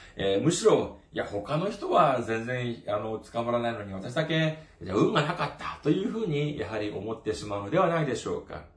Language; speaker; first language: Japanese; non-native, fluent; Korean